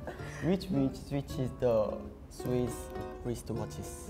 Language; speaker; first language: English; non-native, learner; Korean